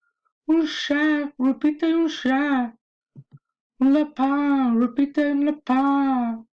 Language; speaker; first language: French; non-native, learner; English